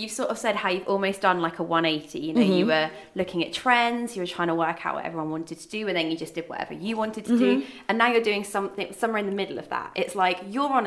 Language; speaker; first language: English; native; English